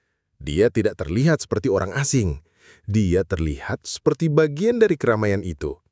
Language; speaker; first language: Indonesian; native; Indonesian